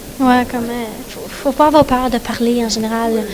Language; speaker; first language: French; native; French